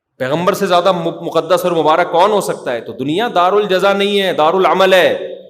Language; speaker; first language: Urdu; native; Urdu